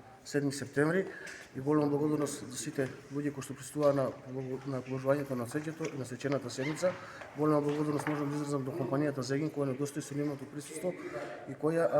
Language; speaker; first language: Macedonian; native; Macedonian